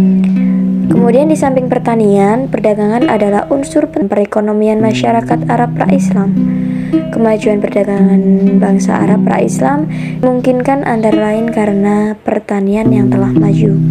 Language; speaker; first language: Indonesian; native; Indonesian